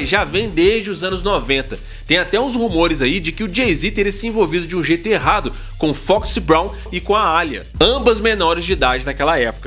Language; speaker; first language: Portuguese; native; Portuguese